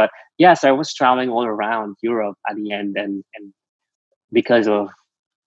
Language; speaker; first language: English; non-native, fluent; Vietnamese